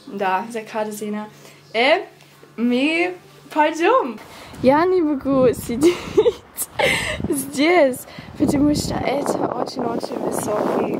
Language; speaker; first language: Russian; non-native, learner; English